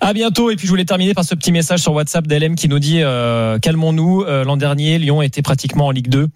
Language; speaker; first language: French; native; French